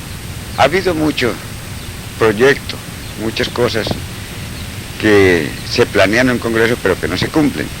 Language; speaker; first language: Spanish; native; Spanish